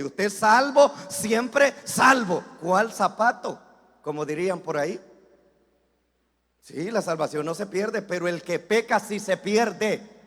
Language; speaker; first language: Spanish; native; Spanish